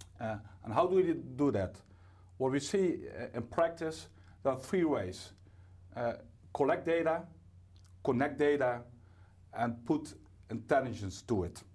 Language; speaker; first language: English; non-native, fluent; Dutch